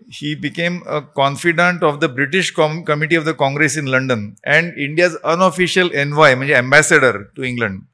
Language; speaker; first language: English; non-native, local second language; Marathi